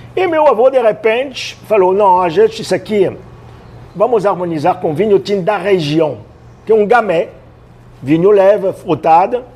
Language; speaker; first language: Portuguese; non-native, fluent; French